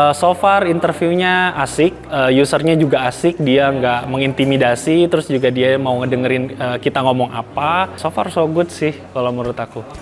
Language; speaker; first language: Indonesian; native; Indonesian